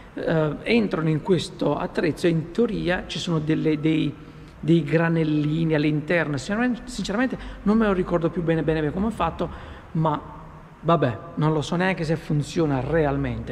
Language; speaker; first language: Italian; native; Italian